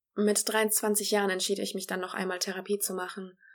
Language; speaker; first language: German; early bilingual, other home language; Polish